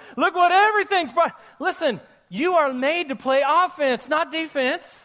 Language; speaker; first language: English; native; English